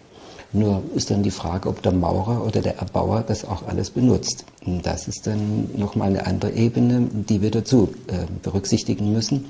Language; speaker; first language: German; native; German